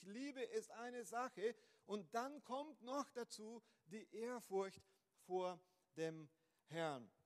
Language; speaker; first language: German; non-native, fluent; Portuguese